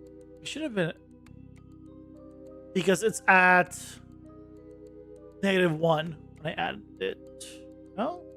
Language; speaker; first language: English; native; English